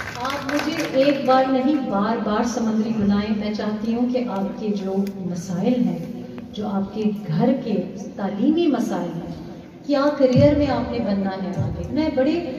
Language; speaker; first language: Urdu; non-native, local second language; Pashto